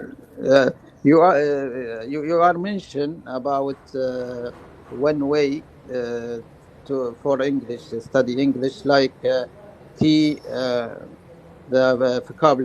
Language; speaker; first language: English; non-native, learner; Arabic